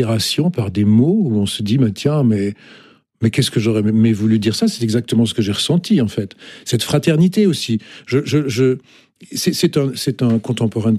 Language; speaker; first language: French; native; French